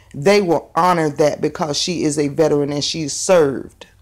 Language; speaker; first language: English; native; English